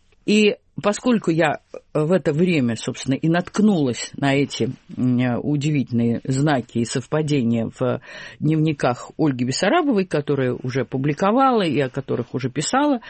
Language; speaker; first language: Russian; native; Russian